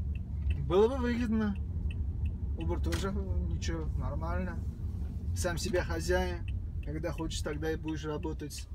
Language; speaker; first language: Russian; non-native, fluent; Uzbek